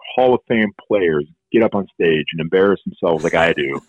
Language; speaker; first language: English; native; English